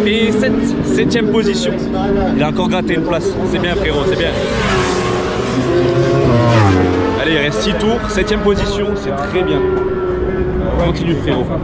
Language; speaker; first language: French; native; French